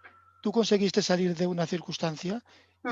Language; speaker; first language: Spanish; native; Spanish